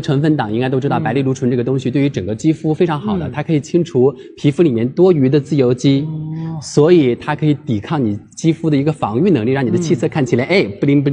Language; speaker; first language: Chinese; native; Chinese